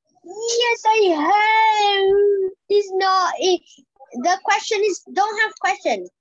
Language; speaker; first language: English; non-native, learner; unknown